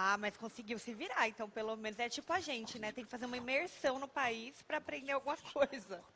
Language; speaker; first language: Portuguese; native; Portuguese